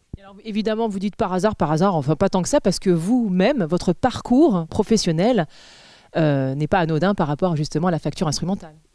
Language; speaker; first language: French; native; French